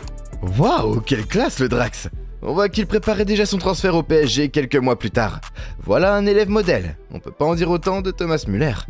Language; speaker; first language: French; native; French